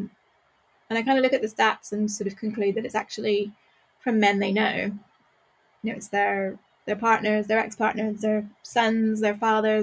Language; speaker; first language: English; native; English